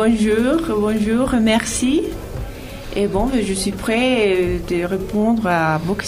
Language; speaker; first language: French; non-native, fluent; Spanish